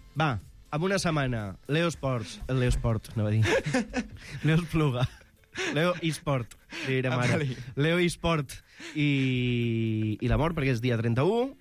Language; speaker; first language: Catalan; native; Catalan